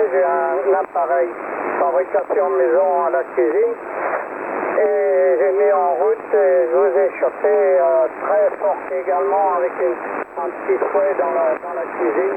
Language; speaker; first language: French; native; French